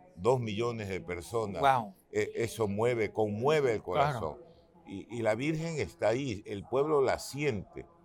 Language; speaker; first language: Spanish; native; Spanish